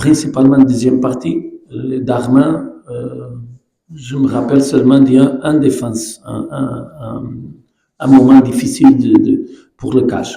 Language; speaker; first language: French; non-native, learner; Portuguese